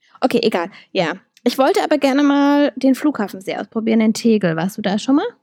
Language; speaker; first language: German; native; German